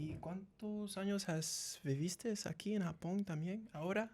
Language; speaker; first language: Spanish; early bilingual, heritage; English